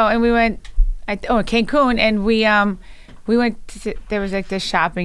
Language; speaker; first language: English; early bilingual, other home language; Italian